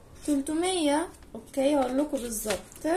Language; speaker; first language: Arabic; native; Arabic